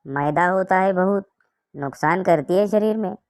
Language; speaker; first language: Hindi; non-native, local second language; Marathi